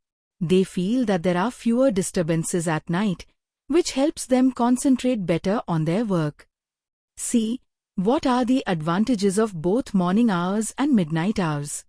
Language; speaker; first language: English; non-native, fluent; Hindi